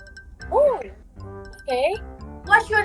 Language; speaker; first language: English; non-native, learner; Thai